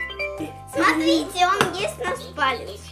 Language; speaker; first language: Russian; early bilingual, heritage; Russian